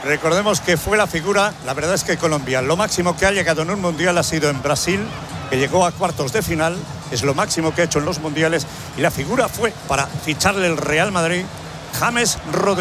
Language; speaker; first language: Spanish; native; Spanish